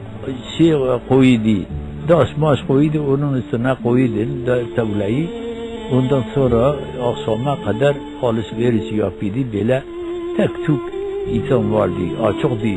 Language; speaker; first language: Turkish; non-native, local second language; Kurdish